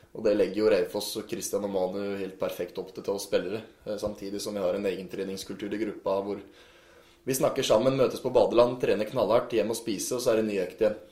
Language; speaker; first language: Norwegian; native; Norwegian